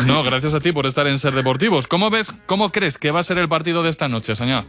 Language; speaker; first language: Spanish; native; Spanish